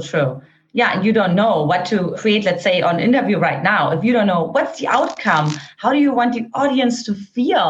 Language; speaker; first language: English; non-native, fluent; German